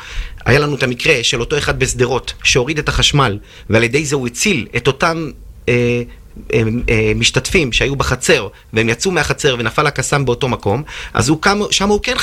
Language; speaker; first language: Hebrew; native; Hebrew